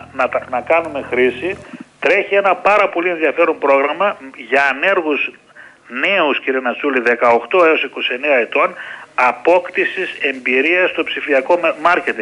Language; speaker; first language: Greek; native; Greek